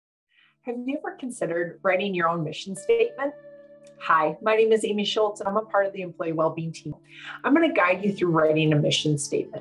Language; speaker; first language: English; native; English